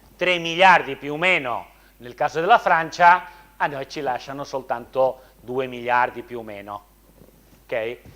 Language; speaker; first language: Italian; non-native, fluent; Spanish